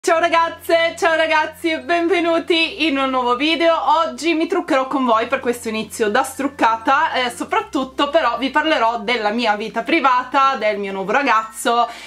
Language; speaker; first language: Italian; native; Italian